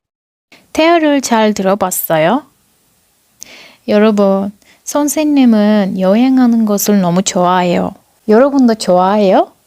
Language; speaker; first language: Korean; non-native, fluent; Turkish